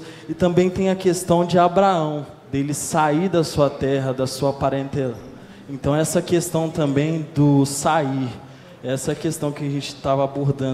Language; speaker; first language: Portuguese; native; Portuguese